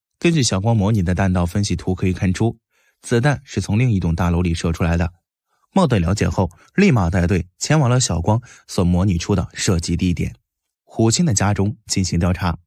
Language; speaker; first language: Chinese; native; Chinese